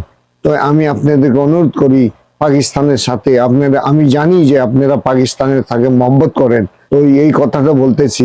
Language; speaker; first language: Bangla; non-native, local second language; Urdu